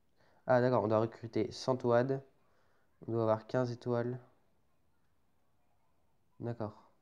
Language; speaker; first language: French; native; French